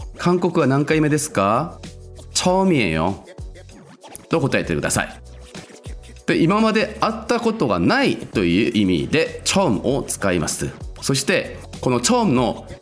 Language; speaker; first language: Japanese; non-native, local second language; Korean